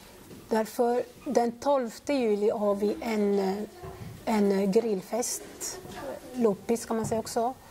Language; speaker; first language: Swedish; non-native, fluent; Lingala